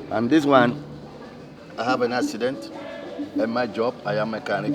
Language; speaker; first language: English; non-native, learner; Spanish